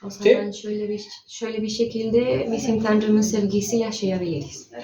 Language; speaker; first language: Turkish; non-native, learner; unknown